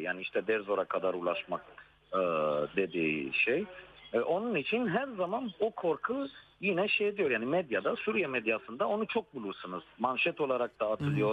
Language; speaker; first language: Turkish; non-native, fluent; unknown